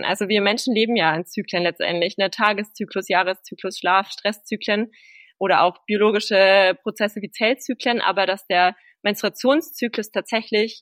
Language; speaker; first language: German; native; German